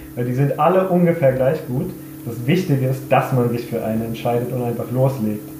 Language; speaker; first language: German; native; German